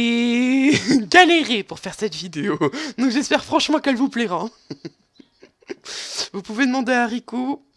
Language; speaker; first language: French; native; French